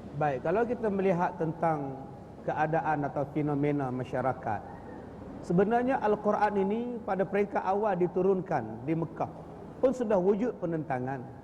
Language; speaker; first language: Malay; native; Malay